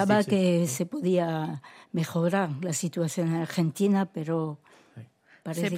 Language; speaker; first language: Spanish; non-native, fluent; French